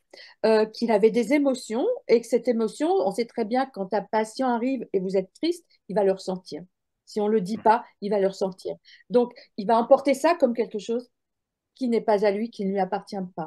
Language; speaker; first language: French; native; French